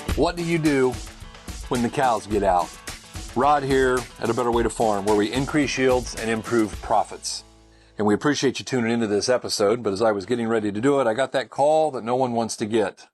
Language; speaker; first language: English; native; English